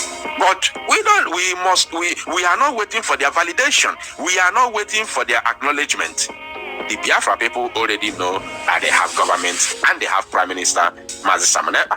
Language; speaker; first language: English; non-native, local second language; Igbo